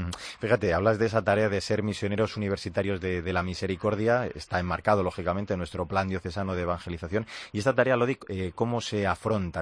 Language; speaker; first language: Spanish; native; Spanish